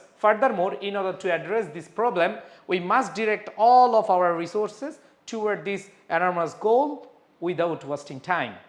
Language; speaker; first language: English; non-native, local second language; Bangla